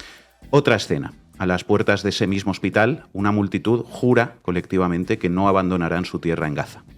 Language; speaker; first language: Spanish; native; Spanish